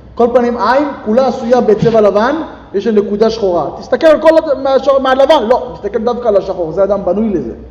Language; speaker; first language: Hebrew; native; Hebrew